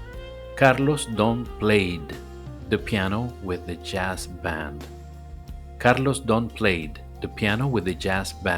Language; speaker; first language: English; non-native, fluent; Spanish